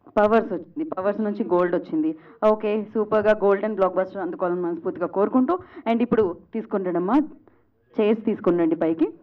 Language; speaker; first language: Telugu; native; Telugu